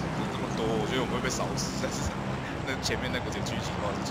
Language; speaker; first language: Chinese; native; Chinese